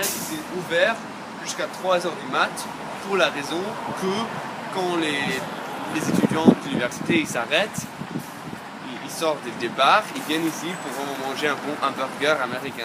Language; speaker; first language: French; non-native, fluent; English